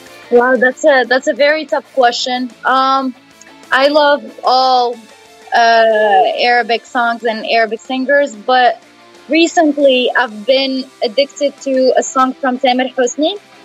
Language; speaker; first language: English; early bilingual, other home language; Arabic